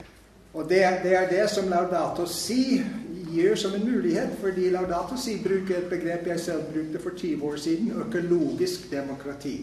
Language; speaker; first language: Norwegian; non-native, fluent; English